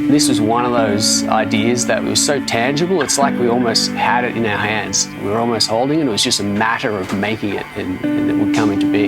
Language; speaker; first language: English; native; English